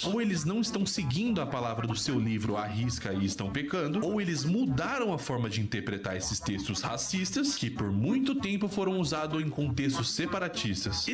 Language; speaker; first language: Portuguese; native; Portuguese